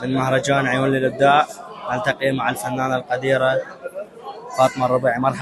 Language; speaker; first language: Arabic; native; Arabic